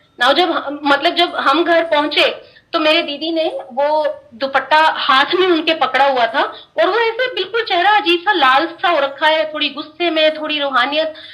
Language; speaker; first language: Hindi; non-native, local second language; Punjabi